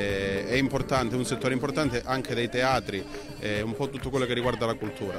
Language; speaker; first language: Italian; native; Italian